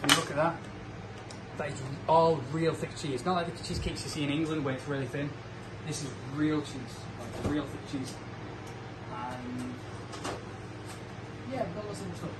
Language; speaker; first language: English; native; English